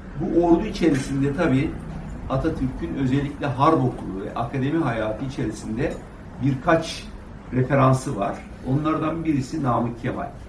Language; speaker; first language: Turkish; native; Turkish